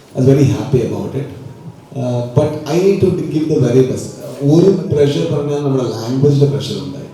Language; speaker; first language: Malayalam; non-native, local second language; Kannada